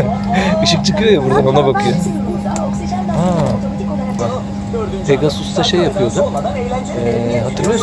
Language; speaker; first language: Turkish; native; Turkish